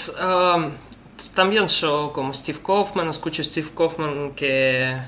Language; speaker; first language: Spanish; non-native, learner; Russian